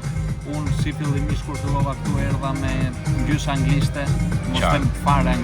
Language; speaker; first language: Albanian; early bilingual, heritage; Albanian